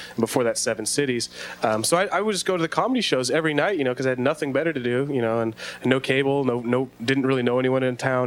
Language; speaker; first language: English; native; English